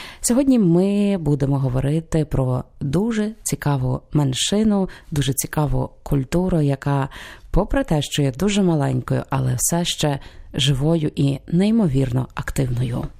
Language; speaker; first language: Ukrainian; native; Ukrainian